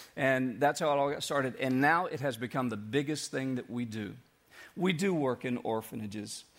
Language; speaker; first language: English; native; English